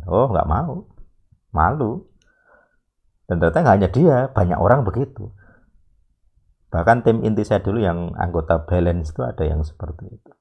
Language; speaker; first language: Indonesian; native; Indonesian